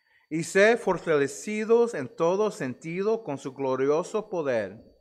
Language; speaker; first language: Spanish; non-native, fluent; English